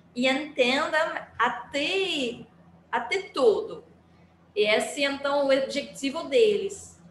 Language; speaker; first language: Portuguese; non-native, fluent; French